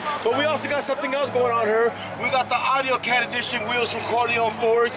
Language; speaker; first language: English; native; English